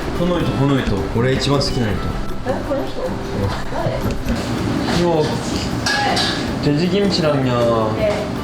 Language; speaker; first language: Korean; native; Korean